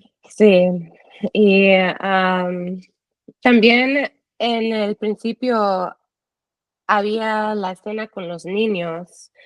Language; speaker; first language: Spanish; early bilingual, heritage; English